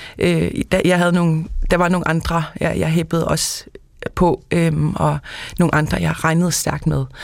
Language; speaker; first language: Danish; non-native, local second language; Kalaallisut